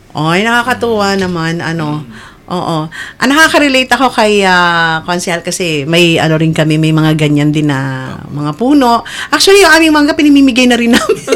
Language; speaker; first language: Filipino; native; Filipino